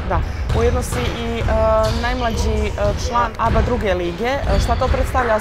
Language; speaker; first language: Bosnian; native; Bosnian